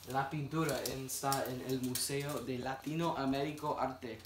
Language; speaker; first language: Spanish; non-native, learner; English